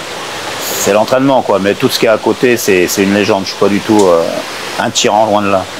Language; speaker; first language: French; native; French